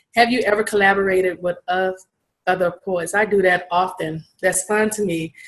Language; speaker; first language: English; native; English